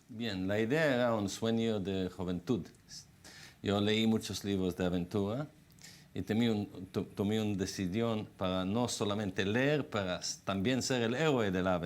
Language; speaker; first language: Spanish; non-native, fluent; Hebrew